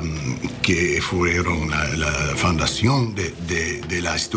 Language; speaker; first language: Spanish; non-native, learner; English